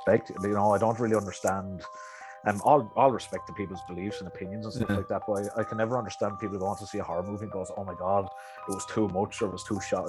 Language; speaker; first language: English; native; English